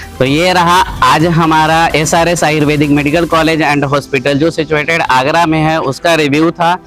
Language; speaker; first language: Hindi; native; Hindi